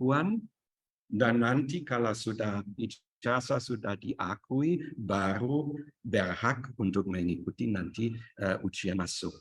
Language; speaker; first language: Indonesian; non-native, fluent; German